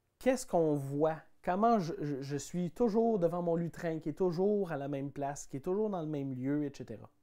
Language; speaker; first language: French; native; French